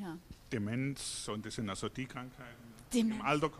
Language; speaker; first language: German; native; German